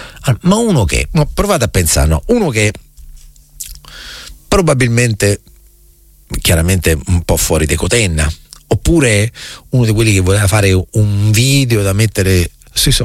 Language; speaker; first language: Italian; native; Italian